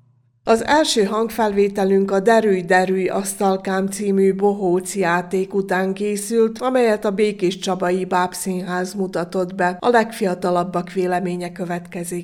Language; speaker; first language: Hungarian; native; Hungarian